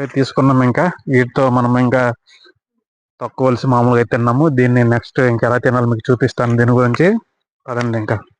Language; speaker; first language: Telugu; non-native, local second language; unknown